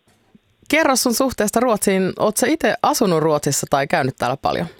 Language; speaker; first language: Finnish; native; Finnish